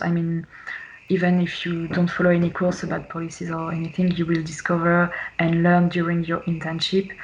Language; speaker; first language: English; non-native, fluent; French